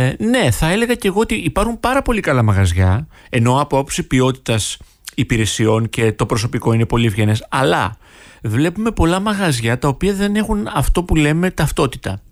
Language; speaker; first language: Greek; native; Greek